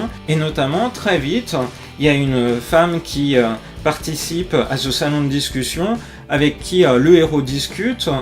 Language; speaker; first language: French; native; French